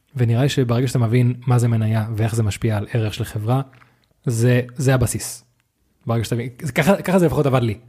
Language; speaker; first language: Hebrew; non-native, fluent; Spanish